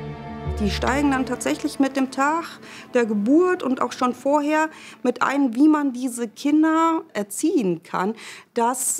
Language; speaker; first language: German; native; German